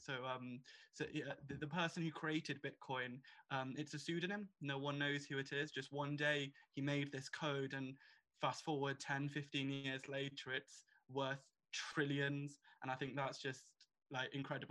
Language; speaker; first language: English; native; English